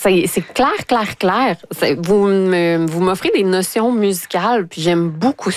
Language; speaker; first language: French; native; French